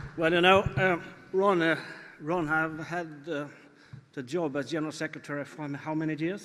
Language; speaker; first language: English; non-native, fluent; Swedish